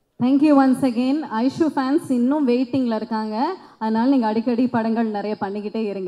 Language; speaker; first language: Tamil; native; Tamil